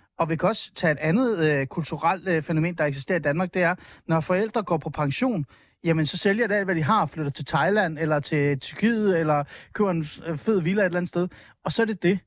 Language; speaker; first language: Danish; early bilingual, other home language; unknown